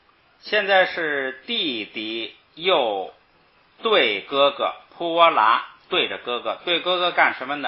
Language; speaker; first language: Chinese; native; Chinese